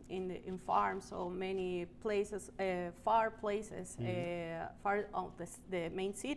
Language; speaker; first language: English; non-native, learner; Spanish